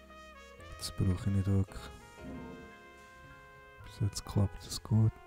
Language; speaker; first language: German; native; German